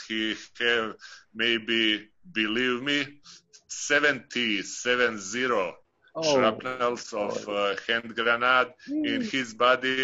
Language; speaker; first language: English; non-native, fluent; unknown